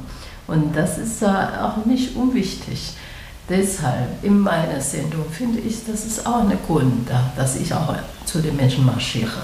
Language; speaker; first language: German; non-native, learner; Chinese